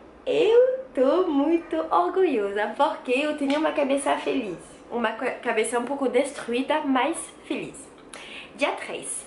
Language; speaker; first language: Portuguese; non-native, learner; French